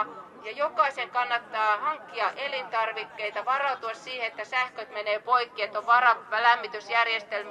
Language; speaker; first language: Finnish; native; Finnish